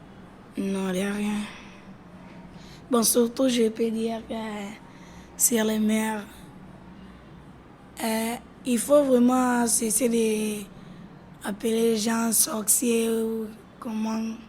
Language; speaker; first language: French; non-native, learner; Lingala